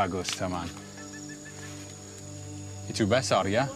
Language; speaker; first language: Indonesian; non-native, learner; English